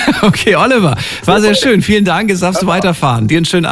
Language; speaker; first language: German; native; German